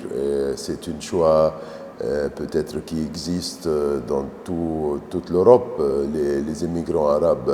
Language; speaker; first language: French; non-native, fluent; Arabic